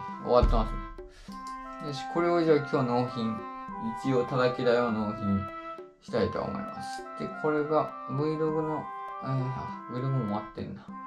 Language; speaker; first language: Japanese; native; Japanese